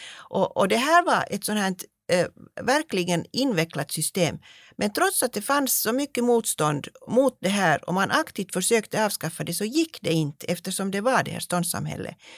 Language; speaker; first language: Swedish; native; Swedish